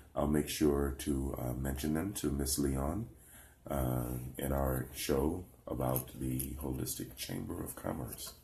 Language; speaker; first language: English; native; English